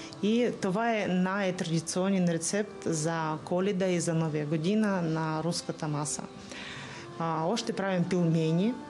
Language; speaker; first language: Bulgarian; non-native, learner; Russian